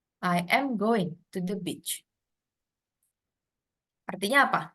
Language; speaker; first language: English; non-native, fluent; Indonesian